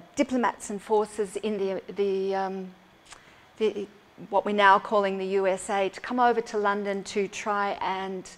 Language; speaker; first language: English; native; English